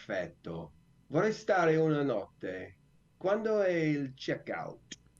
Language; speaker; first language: Italian; non-native, learner; English